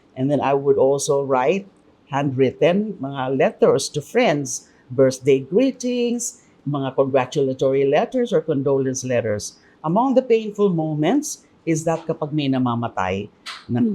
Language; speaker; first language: Filipino; non-native, local second language; Bikol